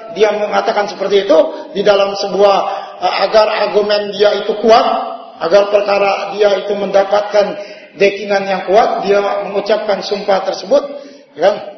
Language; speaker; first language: Indonesian; native; Indonesian